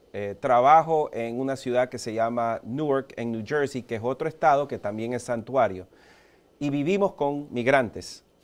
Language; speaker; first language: Spanish; early bilingual, heritage; Spanish